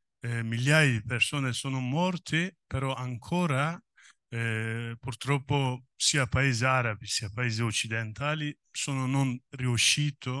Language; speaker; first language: Italian; non-native, learner; Kurdish